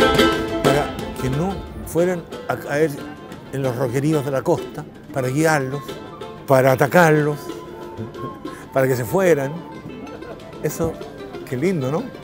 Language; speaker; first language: Spanish; native; Spanish